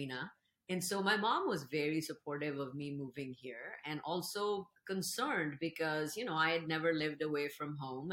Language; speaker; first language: English; non-native, local second language; Urdu